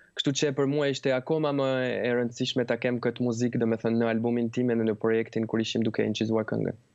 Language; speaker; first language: Albanian; early bilingual, heritage; Albanian